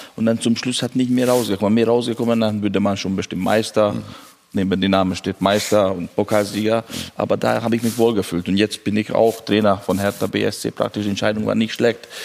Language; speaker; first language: German; non-native, fluent; Hungarian